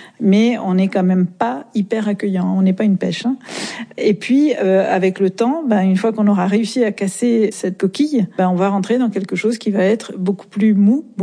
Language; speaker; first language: French; native; French